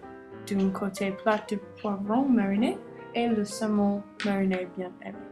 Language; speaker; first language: French; non-native, learner; English